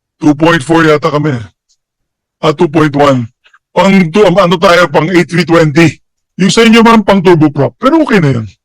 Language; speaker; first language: Filipino; non-native, local second language; Cebuano